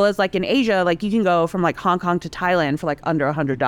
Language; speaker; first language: English; non-native, local second language; Cantonese